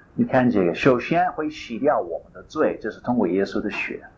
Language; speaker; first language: Chinese; non-native, fluent; English